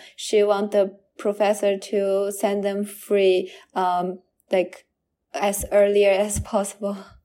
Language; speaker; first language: English; non-native, learner; Chinese